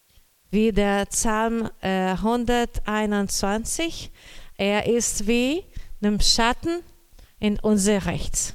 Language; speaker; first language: German; non-native, learner; Portuguese